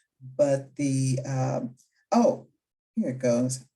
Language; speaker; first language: English; native; English